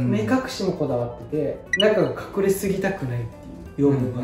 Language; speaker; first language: Japanese; native; Japanese